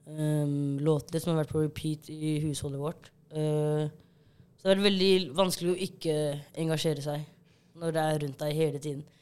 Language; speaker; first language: Norwegian; early bilingual, other home language; Somali